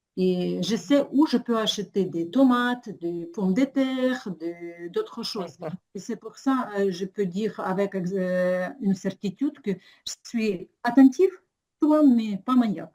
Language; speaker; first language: French; non-native, fluent; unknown